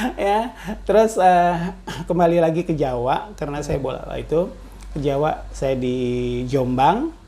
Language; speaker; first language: Indonesian; native; Indonesian